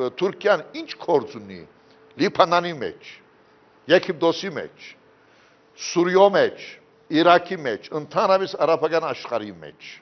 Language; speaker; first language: Armenian; early bilingual, heritage; Armenian